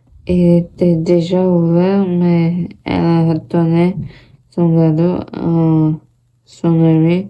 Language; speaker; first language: French; non-native, learner; Portuguese